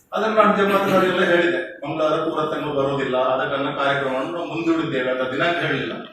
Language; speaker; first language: Kannada; non-native, local second language; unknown